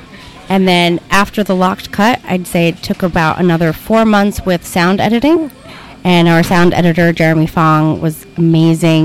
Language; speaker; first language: English; native; English